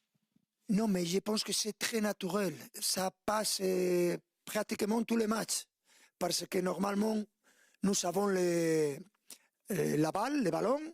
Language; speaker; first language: French; non-native, fluent; Spanish